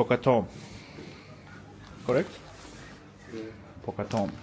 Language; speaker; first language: English; non-native, learner; Turkish